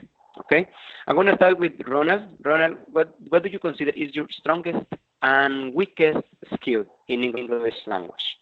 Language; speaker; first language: English; non-native, fluent; Spanish